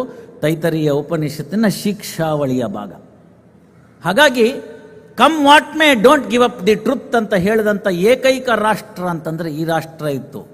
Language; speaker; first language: Kannada; native; Kannada